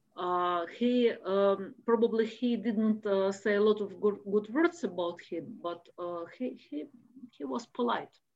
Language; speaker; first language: English; non-native, fluent; Russian